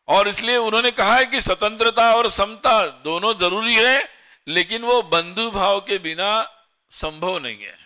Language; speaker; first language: Hindi; non-native, local second language; Marathi